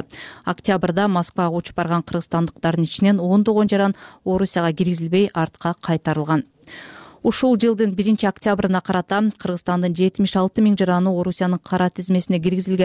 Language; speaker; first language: Kyrgyz; native; Kyrgyz